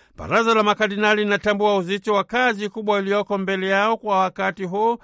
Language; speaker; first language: Swahili; native; Swahili